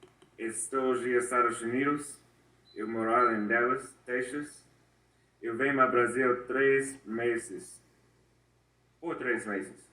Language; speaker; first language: Portuguese; non-native, learner; English